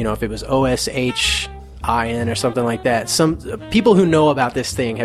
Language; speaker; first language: English; native; English